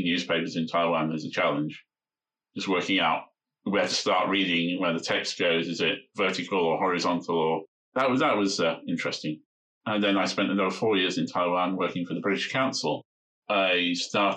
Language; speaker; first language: English; native; English